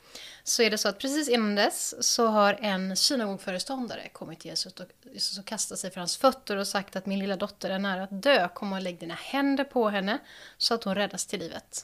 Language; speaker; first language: Swedish; native; Swedish